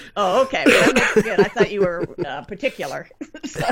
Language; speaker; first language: English; native; English